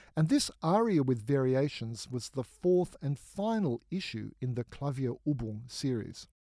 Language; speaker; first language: English; native; English